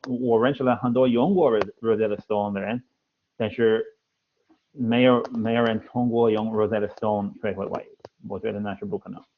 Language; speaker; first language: Chinese; non-native, fluent; English